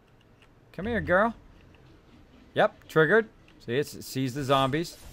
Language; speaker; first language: English; native; English